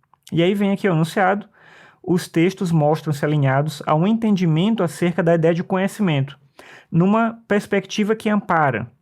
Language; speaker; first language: Portuguese; native; Portuguese